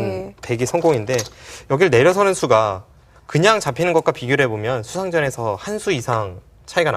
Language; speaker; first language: Korean; native; Korean